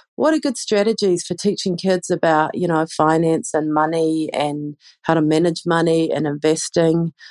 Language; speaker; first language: English; native; English